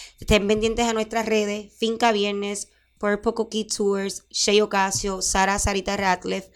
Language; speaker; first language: Spanish; native; Spanish